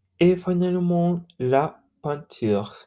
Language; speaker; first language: French; non-native, learner; Spanish